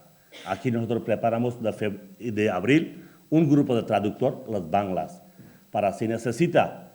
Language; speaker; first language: Spanish; non-native, learner; Bangla